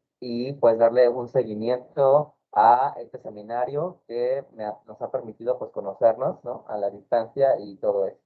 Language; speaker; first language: Spanish; native; Spanish